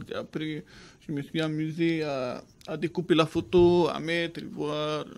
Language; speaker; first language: French; native; French